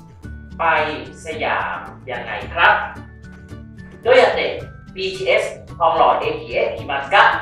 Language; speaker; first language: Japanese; non-native, fluent; Thai